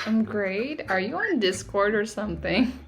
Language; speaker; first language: English; non-native, fluent; Indonesian